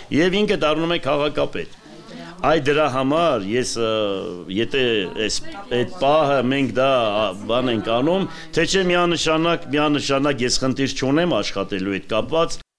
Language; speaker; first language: Armenian; native; Armenian